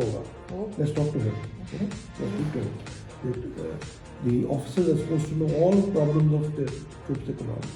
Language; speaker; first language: English; non-native, local second language; Hindi